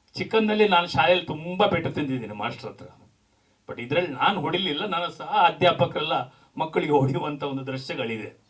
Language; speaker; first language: Kannada; native; Kannada